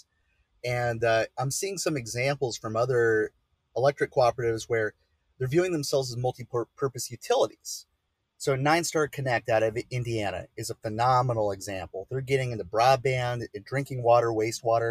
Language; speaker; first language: English; native; English